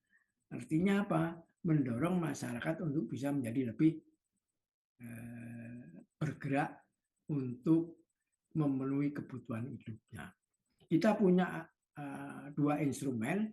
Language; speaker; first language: Indonesian; native; Indonesian